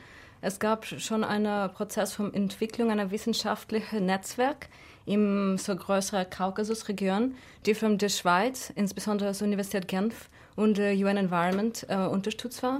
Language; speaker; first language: German; non-native, fluent; Russian